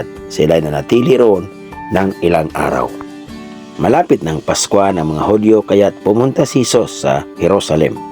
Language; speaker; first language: Filipino; native; Filipino